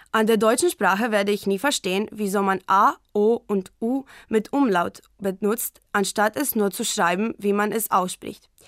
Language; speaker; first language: German; non-native, fluent; Croatian